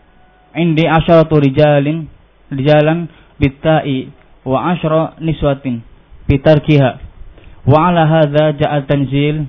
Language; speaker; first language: Arabic; non-native, fluent; Indonesian